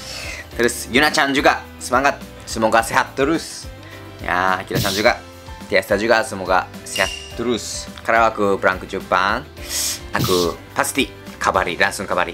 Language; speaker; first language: Indonesian; non-native, fluent; Japanese